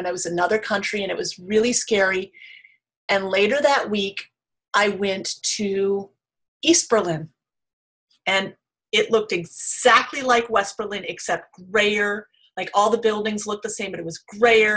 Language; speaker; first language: English; native; English